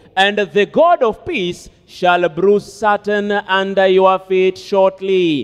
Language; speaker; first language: English; non-native, local second language; Swahili